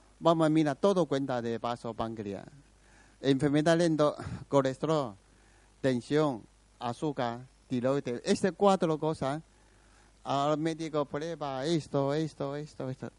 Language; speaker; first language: Spanish; non-native, learner; Chinese